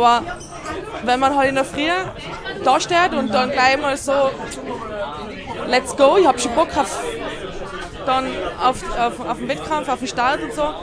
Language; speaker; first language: German; native; German